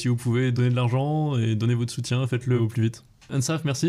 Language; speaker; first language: French; native; French